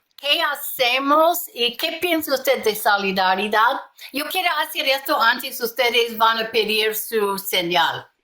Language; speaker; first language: Spanish; non-native, learner; English